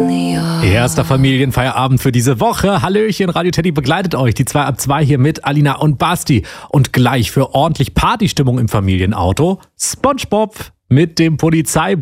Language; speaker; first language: German; native; German